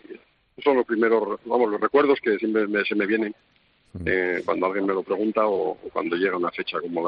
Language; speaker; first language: Spanish; native; Spanish